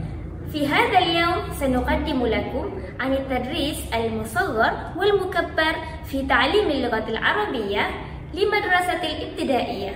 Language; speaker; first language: Arabic; non-native, learner; Malay